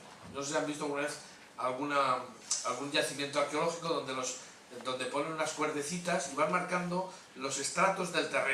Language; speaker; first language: Spanish; native; Spanish